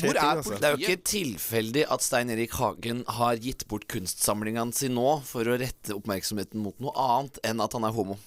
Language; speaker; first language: Norwegian; native; Norwegian